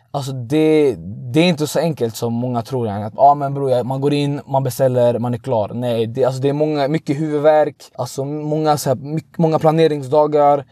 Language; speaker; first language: Swedish; early bilingual, other home language; Arabic